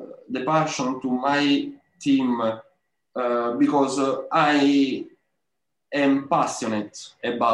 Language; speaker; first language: English; non-native, learner; Italian